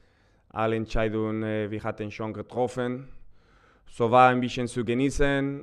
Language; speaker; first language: German; non-native, learner; Spanish